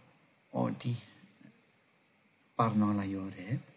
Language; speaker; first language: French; non-native, fluent; Tibetan